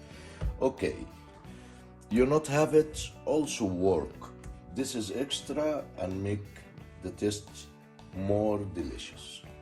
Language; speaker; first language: English; non-native, learner; Arabic